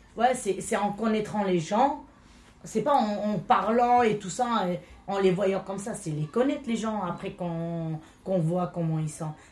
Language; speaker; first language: French; non-native, local second language; Romany